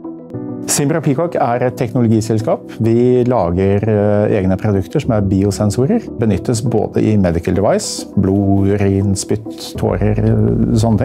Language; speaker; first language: Norwegian; native; Norwegian